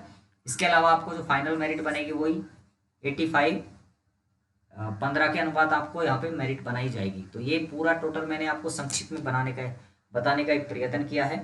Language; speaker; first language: Hindi; native; Hindi